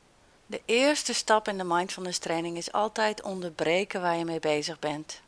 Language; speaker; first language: Dutch; native; Dutch